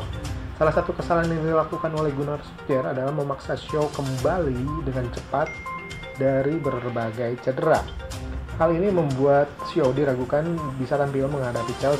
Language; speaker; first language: Indonesian; native; Indonesian